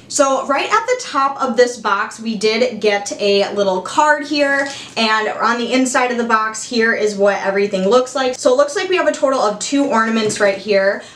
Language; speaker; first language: English; native; English